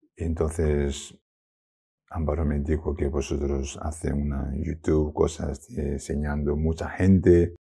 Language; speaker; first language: Spanish; non-native, learner; Tibetan